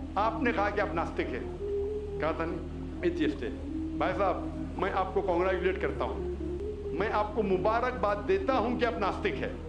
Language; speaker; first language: Hindi; non-native, local second language; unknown